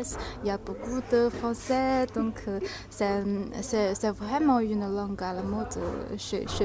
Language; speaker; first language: French; non-native, learner; Chinese